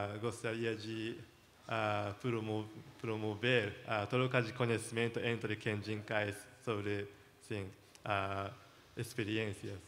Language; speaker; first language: Portuguese; non-native, learner; Japanese